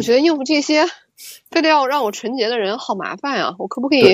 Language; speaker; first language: Chinese; native; Chinese